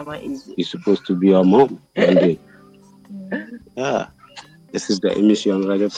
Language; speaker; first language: English; non-native, learner; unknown